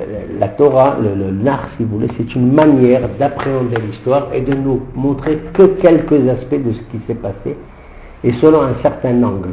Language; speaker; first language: French; native; French